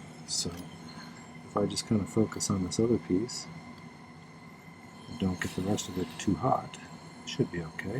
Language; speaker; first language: English; native; English